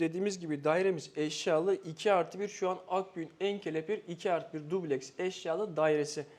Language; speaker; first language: Turkish; native; Turkish